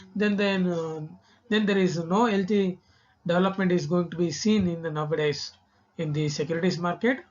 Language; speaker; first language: English; non-native, local second language; Kannada